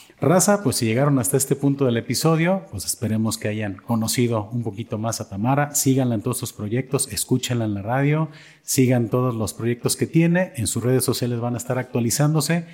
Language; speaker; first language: Spanish; native; Spanish